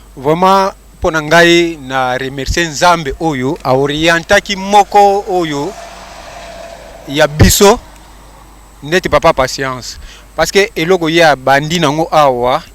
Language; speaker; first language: Lingala; non-native, local second language; Kongo